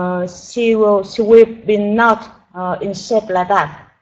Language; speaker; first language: English; non-native, learner; Vietnamese